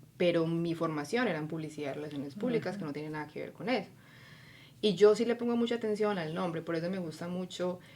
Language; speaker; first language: Spanish; native; Spanish